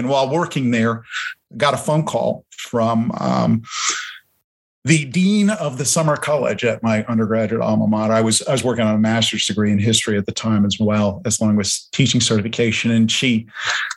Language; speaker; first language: English; early bilingual, other home language; German